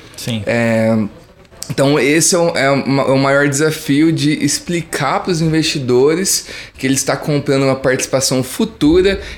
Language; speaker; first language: Portuguese; native; Portuguese